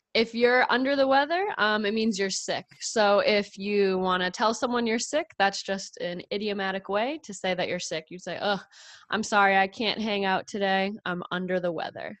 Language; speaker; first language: English; native; English